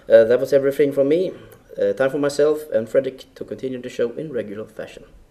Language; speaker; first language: English; non-native, fluent; Swedish